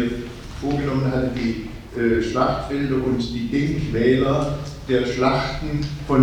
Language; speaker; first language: German; native; German